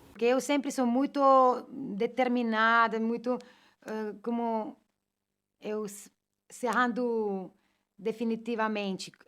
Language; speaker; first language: Portuguese; non-native, fluent; Italian